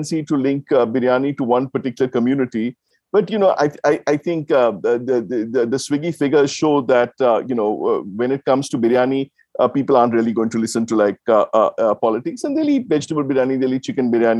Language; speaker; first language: English; non-native, local second language; Tamil